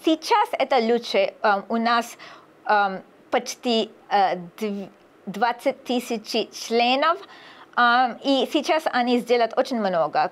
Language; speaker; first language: Russian; non-native, learner; English